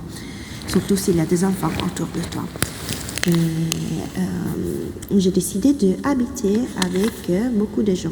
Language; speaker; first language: French; non-native, fluent; Italian